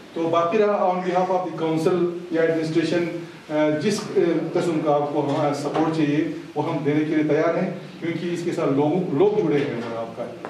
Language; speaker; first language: Hindi; non-native, local second language; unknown